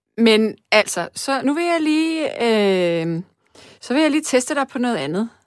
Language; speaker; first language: Danish; native; Danish